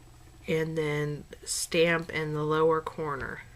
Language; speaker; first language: English; native; English